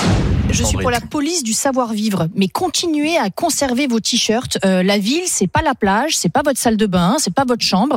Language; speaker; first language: French; native; French